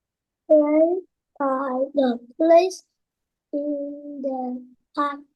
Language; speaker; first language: English; non-native, learner; Vietnamese